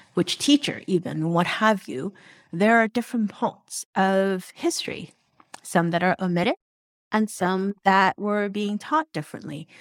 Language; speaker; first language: English; non-native, local second language; Cantonese